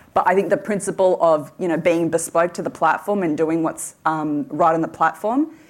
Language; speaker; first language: English; early bilingual, other home language; Hindi